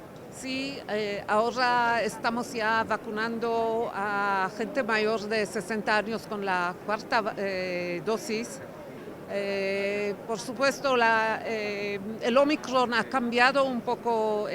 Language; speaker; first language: Spanish; non-native, fluent; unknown